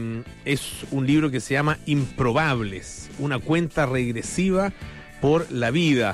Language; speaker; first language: Spanish; native; Spanish